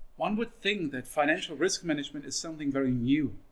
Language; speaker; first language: English; non-native, fluent; German